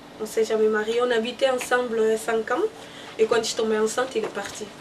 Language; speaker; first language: French; non-native, learner; Portuguese